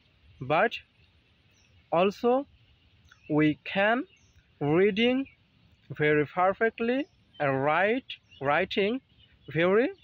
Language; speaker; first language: English; non-native, learner; Bangla